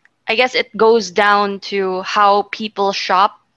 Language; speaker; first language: English; non-native, local second language; Filipino